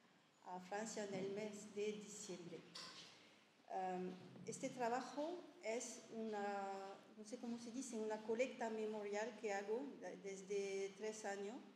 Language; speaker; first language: Spanish; early bilingual, heritage; French